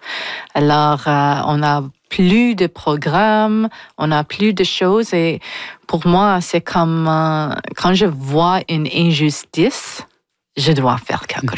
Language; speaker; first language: French; non-native, fluent; English